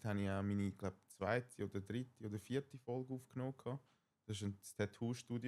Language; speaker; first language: German; native; German